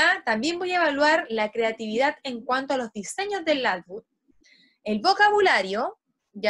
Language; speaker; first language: Spanish; native; Spanish